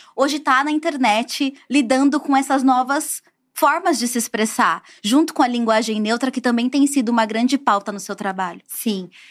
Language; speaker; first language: Portuguese; native; Portuguese